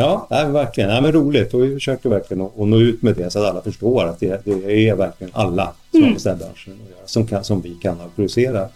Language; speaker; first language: Swedish; native; Swedish